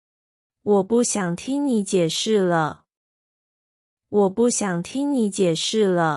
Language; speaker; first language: Chinese; non-native, fluent; Khmer